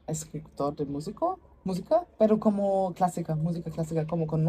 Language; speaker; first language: Spanish; non-native, learner; German